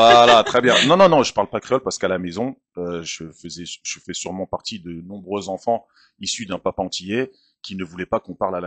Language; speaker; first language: French; native; French